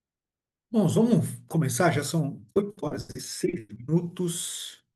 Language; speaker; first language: Portuguese; native; Portuguese